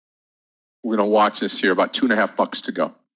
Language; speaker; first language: English; native; English